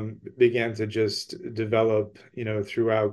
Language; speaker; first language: English; native; English